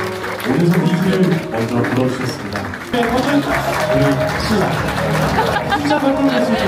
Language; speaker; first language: Korean; native; Korean